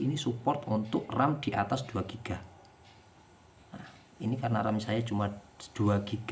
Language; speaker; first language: Indonesian; native; Indonesian